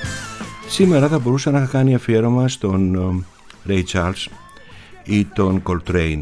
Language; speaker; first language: Greek; native; Greek